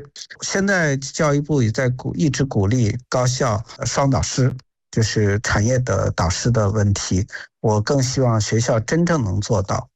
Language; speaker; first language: Chinese; native; Chinese